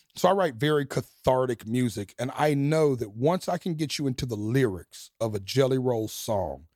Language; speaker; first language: English; native; English